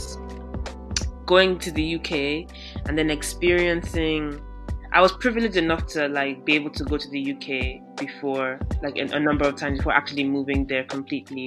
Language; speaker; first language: English; non-native, local second language; Yoruba